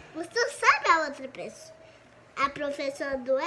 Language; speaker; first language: Portuguese; early bilingual, heritage; Portuguese